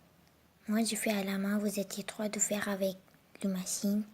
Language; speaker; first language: French; non-native, learner; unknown